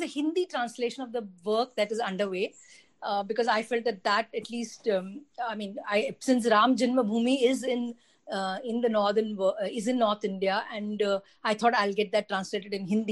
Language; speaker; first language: English; non-native, local second language; Tamil